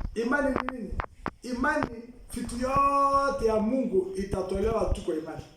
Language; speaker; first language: Swahili; non-native, local second language; Masai